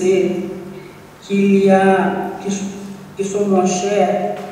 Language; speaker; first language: French; non-native, learner; Portuguese